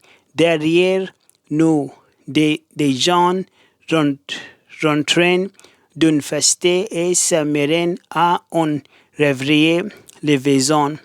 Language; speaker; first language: French; non-native, learner; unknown